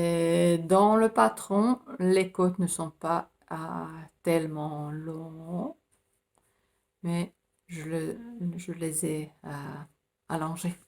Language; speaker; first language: French; non-native, fluent; Finnish